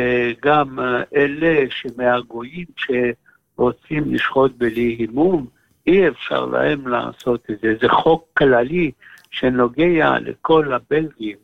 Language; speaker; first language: Hebrew; non-native, fluent; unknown